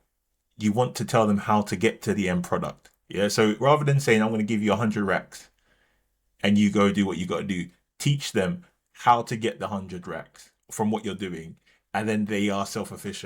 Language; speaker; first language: English; native; English